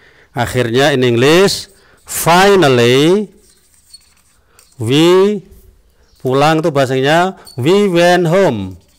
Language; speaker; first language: English; non-native, fluent; Indonesian